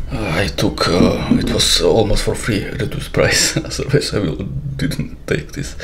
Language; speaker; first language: English; non-native, learner; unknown